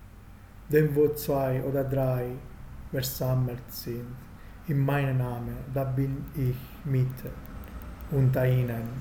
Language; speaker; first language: German; non-native, fluent; Italian